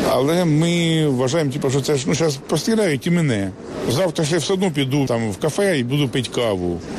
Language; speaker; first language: Ukrainian; native; Ukrainian